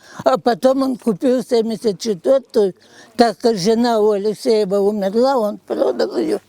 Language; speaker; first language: Russian; native; Russian